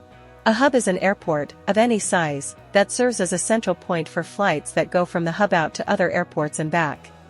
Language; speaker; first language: English; native; English